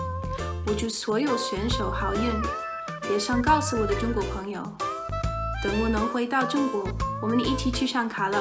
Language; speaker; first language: Chinese; non-native, fluent; English